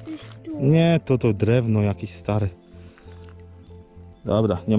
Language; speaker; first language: Polish; native; Polish